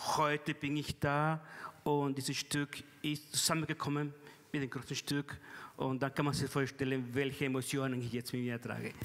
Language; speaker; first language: German; non-native, fluent; Spanish